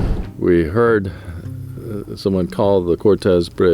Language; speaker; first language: English; native; English